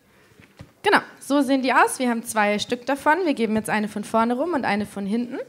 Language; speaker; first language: German; native; German